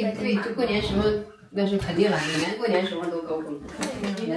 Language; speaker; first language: Chinese; native; Chinese